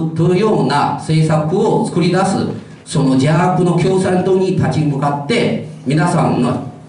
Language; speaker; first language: Japanese; non-native, fluent; Chinese